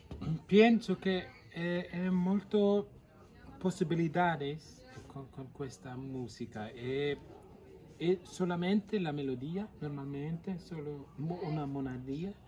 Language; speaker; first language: Italian; non-native, learner; Norwegian